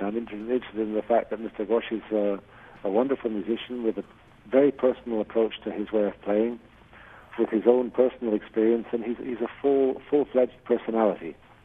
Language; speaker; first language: English; native; English